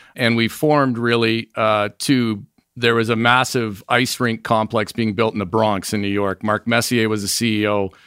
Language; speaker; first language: English; native; English